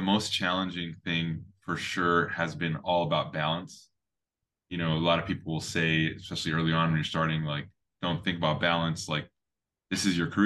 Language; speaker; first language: English; native; English